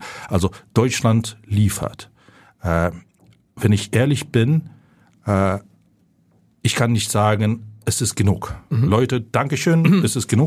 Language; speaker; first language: German; non-native, fluent; Ukrainian